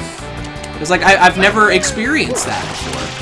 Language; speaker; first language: English; native; English